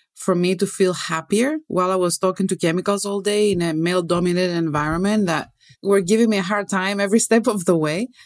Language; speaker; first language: English; non-native, fluent; Greek